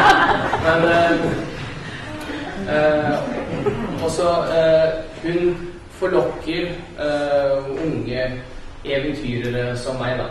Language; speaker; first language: Norwegian; early bilingual, other home language; Russian